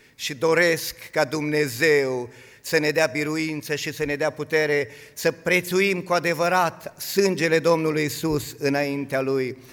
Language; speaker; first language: Romanian; native; Romanian